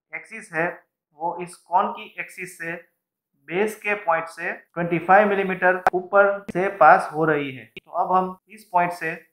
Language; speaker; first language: Hindi; non-native, local second language; Gujarati